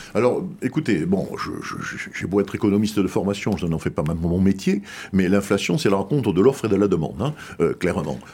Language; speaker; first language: French; native; French